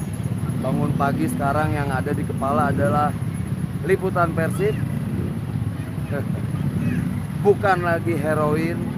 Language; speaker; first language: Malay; non-native, local second language; Sundanese